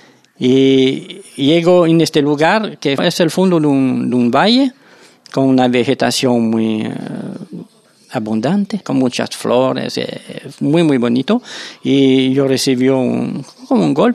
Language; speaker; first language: Spanish; non-native, fluent; French